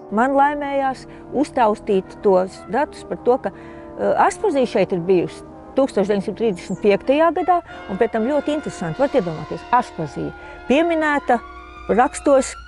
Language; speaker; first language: Latvian; native; Latvian